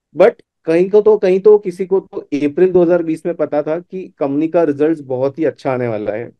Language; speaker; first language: Hindi; non-native, local second language; Gujarati